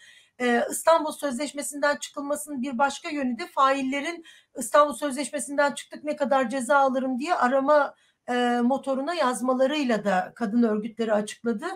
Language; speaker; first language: Turkish; native; Turkish